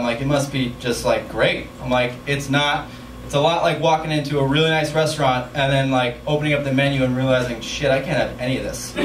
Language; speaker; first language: English; native; English